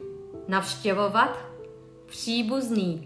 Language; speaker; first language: Czech; non-native, fluent; Vietnamese